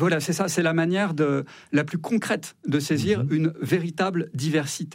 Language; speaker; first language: French; native; French